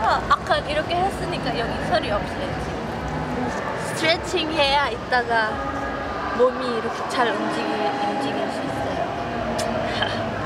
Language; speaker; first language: Korean; non-native, fluent; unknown